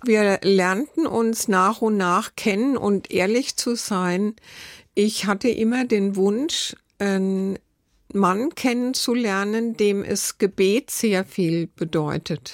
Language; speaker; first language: German; native; German